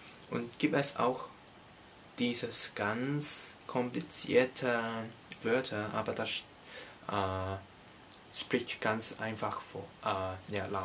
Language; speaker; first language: German; non-native, learner; Cantonese